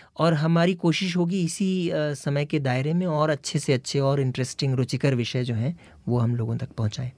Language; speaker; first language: Hindi; native; Hindi